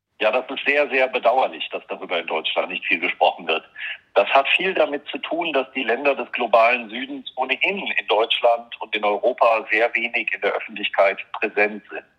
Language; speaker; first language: German; native; German